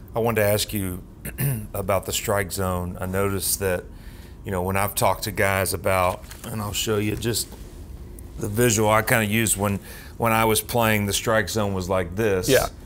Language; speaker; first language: English; native; English